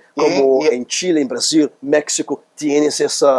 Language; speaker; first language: Spanish; non-native, learner; Portuguese